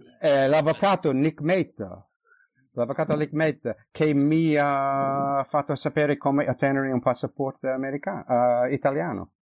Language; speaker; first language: Italian; early bilingual, heritage; Italian